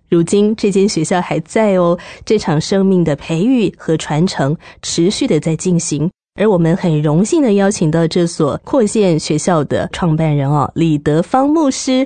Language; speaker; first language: Chinese; native; Chinese